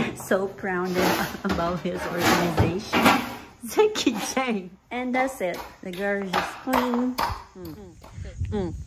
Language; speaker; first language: English; non-native, fluent; Portuguese